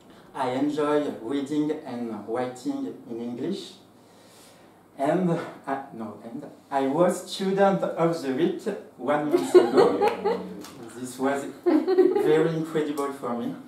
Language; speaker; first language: English; non-native, fluent; French